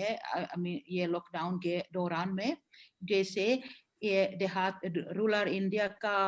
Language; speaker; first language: Hindi; non-native, fluent; Finnish